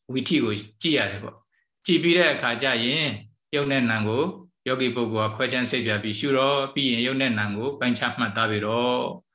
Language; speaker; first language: Burmese; native; Burmese